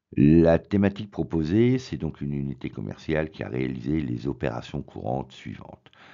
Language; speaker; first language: French; native; French